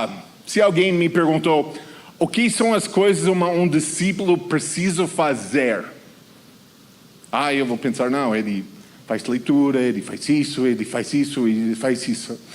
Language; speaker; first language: Portuguese; non-native, fluent; English